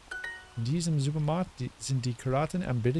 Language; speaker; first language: German; non-native, learner; English